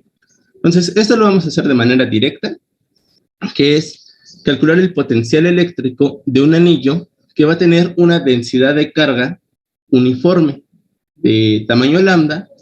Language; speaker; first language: Spanish; native; Spanish